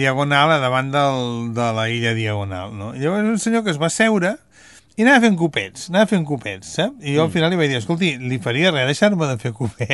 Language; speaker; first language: Catalan; native; Catalan